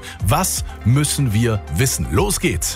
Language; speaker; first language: German; native; German